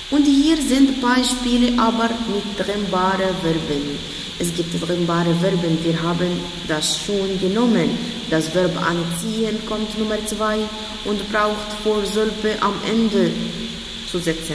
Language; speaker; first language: German; non-native, fluent; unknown